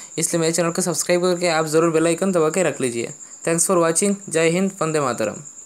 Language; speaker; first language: Hindi; non-native, local second language; Bangla